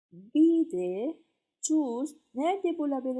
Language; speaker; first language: Turkish; non-native, fluent; Arabic